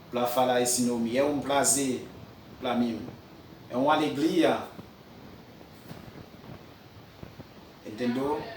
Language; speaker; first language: Portuguese; non-native, fluent; French